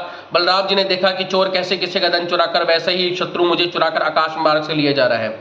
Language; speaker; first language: Hindi; native; Hindi